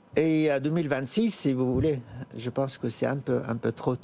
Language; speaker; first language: French; non-native, fluent; Arabic